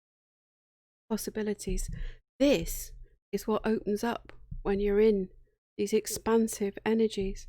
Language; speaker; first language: English; native; English